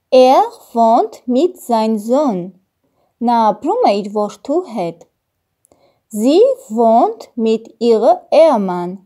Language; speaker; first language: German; non-native, fluent; Armenian